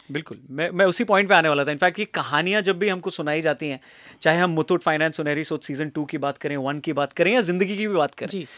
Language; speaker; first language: Hindi; native; Hindi